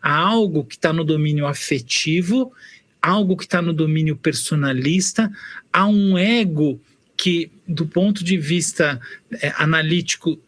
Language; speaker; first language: Portuguese; native; Portuguese